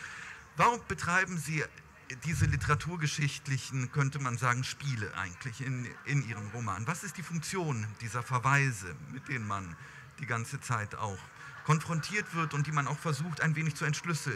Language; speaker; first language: German; native; German